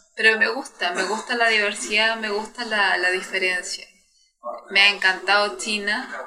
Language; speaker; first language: Spanish; native; Spanish